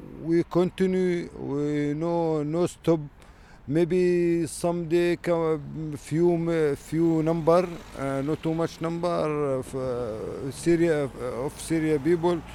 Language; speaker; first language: English; non-native, learner; Arabic